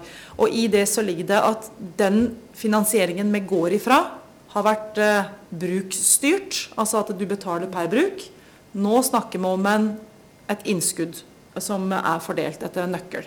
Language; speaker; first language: Norwegian; native; Norwegian